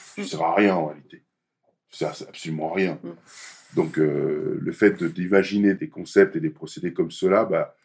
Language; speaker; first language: French; native; French